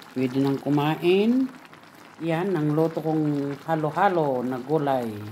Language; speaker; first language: Filipino; non-native, local second language; Iloko